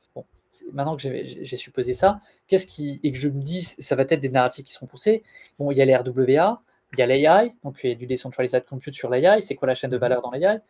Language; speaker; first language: French; native; French